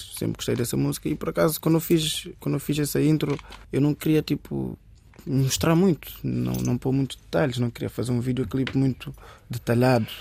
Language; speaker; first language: Portuguese; early bilingual, other home language; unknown